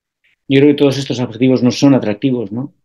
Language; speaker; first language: Spanish; native; Spanish